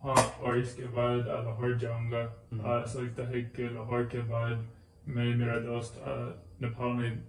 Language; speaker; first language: Hindi; non-native, learner; English